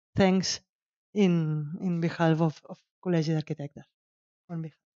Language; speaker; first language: Catalan; native; Catalan